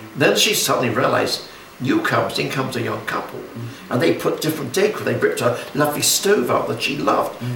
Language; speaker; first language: English; native; English